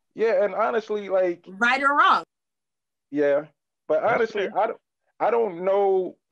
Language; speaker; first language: English; native; English